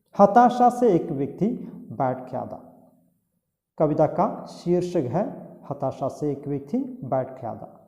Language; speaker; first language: Hindi; non-native, local second language; Malayalam